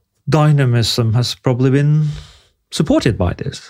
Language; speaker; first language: English; non-native, fluent; Norwegian